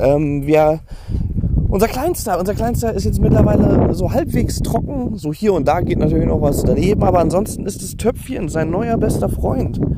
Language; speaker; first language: German; native; German